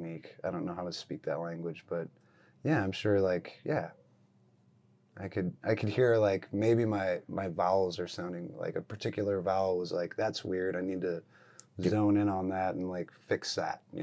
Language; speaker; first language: English; native; English